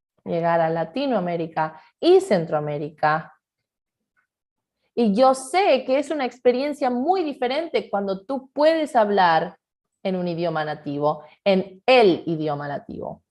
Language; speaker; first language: Spanish; non-native, fluent; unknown